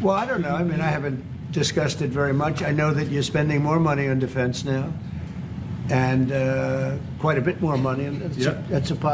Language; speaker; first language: English; native; English